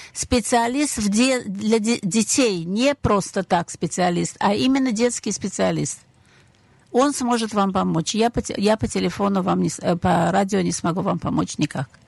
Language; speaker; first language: Russian; native; Russian